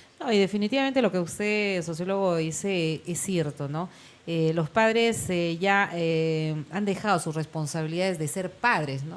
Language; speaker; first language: Spanish; native; Spanish